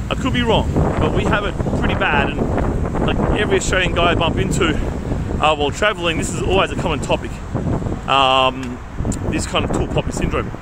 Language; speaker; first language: English; native; English